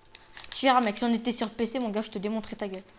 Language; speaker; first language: French; native; French